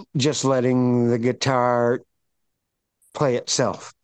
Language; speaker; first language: English; native; English